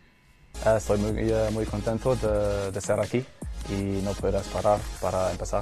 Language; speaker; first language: Spanish; non-native, fluent; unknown